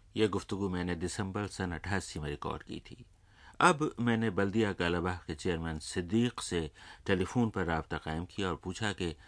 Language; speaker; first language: Urdu; native; Urdu